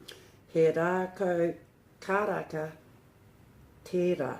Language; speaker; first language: Māori; non-native, learner; English